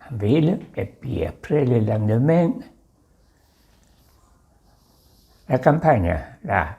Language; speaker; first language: French; non-native, local second language; Basque